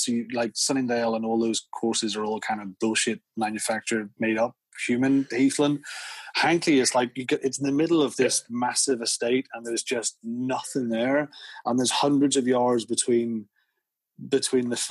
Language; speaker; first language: English; native; English